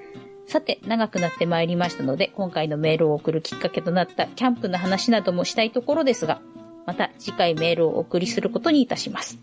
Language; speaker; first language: Japanese; native; Japanese